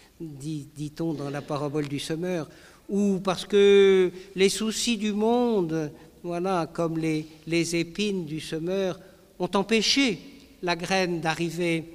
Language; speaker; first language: French; native; French